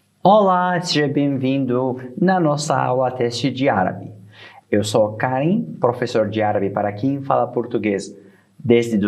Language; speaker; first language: Portuguese; non-native, fluent; Arabic